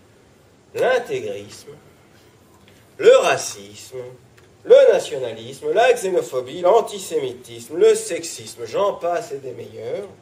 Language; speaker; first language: French; native; French